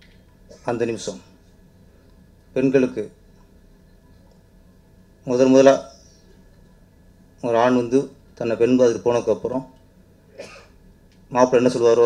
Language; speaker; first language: Tamil; native; Tamil